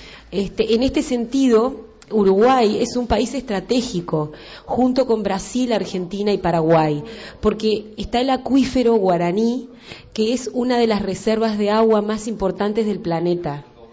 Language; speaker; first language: Spanish; native; Spanish